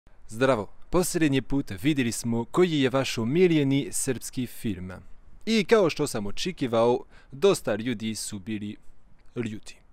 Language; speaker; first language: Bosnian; non-native, fluent; French